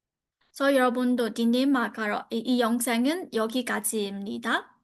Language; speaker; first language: Korean; non-native, learner; Burmese